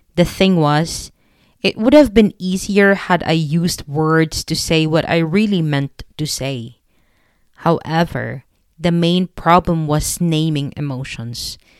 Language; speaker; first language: English; non-native, local second language; Filipino